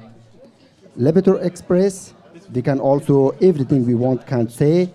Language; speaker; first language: English; non-native, learner; Persian